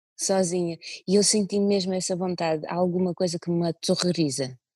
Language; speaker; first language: Portuguese; non-native, fluent; Russian